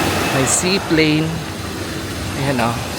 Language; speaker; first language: Filipino; non-native, local second language; Waray